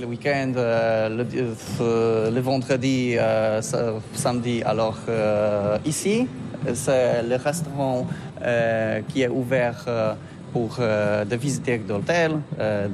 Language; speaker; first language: French; non-native, fluent; Polish